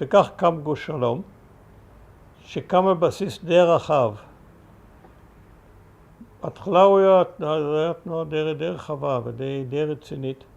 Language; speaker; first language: Hebrew; early bilingual, other home language; German